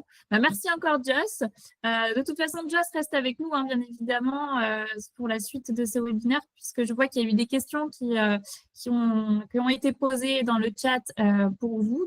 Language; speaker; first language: French; native; French